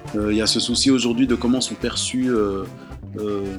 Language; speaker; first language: French; native; French